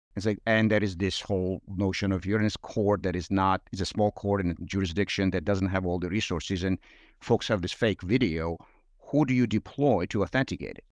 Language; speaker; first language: English; non-native, fluent; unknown